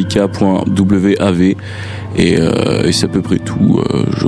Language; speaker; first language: French; native; French